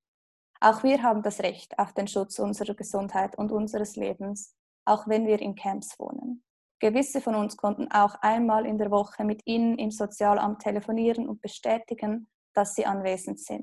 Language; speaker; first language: German; native; German